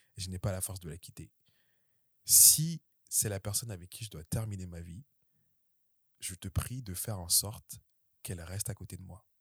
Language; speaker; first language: French; early bilingual, other home language; Haitian Creole